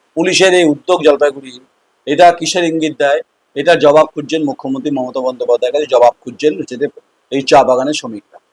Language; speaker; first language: Bangla; native; Bangla